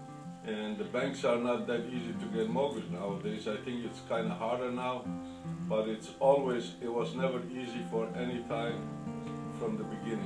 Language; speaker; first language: English; non-native, fluent; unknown